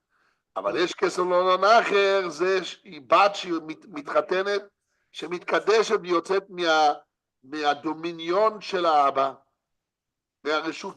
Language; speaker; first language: Hebrew; non-native, fluent; English